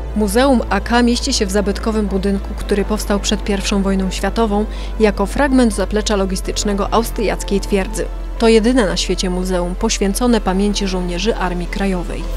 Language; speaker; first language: Polish; native; Polish